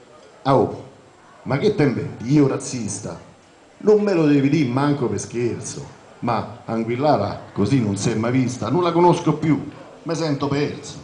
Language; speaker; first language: Italian; native; Italian